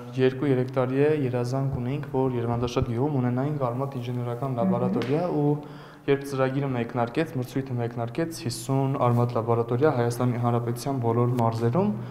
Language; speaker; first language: Armenian; native; Armenian